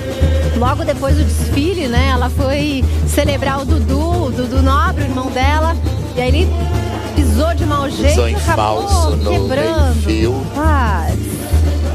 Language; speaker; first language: Portuguese; native; Portuguese